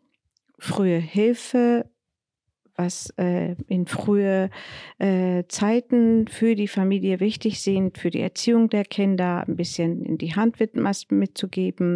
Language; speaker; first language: German; non-native, learner; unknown